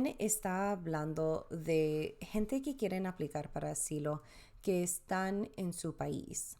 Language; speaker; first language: Spanish; early bilingual, heritage; Spanish